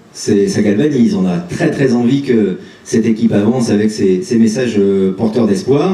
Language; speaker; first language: French; native; French